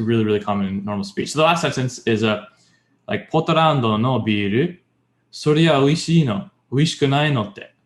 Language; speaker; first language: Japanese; non-native, learner; English